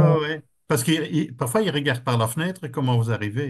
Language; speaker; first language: French; native; French